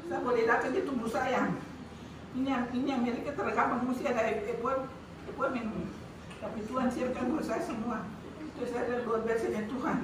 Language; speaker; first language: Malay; non-native, local second language; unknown